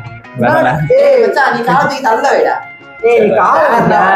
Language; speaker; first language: Tamil; native; Tamil